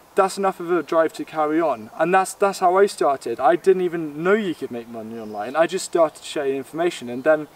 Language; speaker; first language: English; native; English